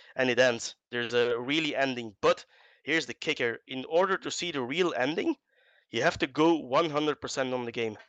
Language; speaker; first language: English; non-native, fluent; Dutch